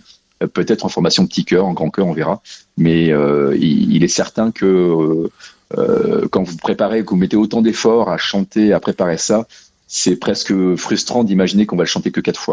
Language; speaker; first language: French; native; French